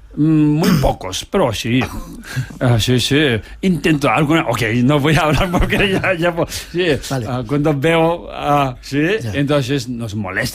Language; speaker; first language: Spanish; non-native, learner; Tibetan